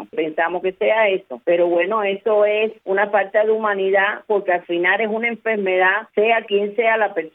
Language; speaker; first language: Spanish; native; Spanish